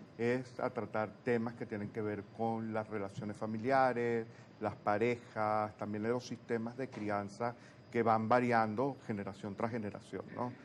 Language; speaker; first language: Spanish; native; Spanish